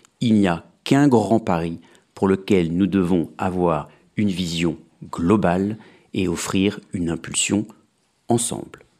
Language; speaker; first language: French; native; French